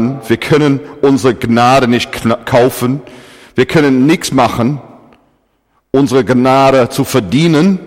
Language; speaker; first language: German; non-native, fluent; English